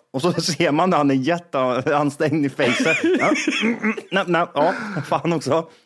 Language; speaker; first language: Swedish; early bilingual, other home language; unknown